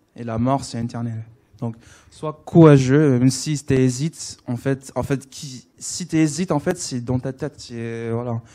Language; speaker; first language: French; non-native, learner; English